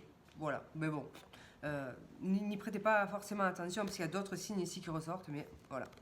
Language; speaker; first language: French; native; French